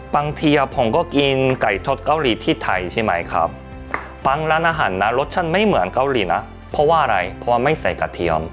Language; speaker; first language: Thai; non-native, fluent; Korean